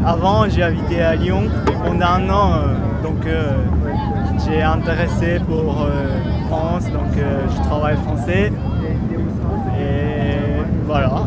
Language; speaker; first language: French; non-native, learner; Japanese